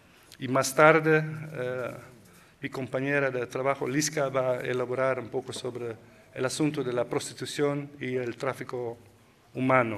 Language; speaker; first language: Spanish; non-native, fluent; Dutch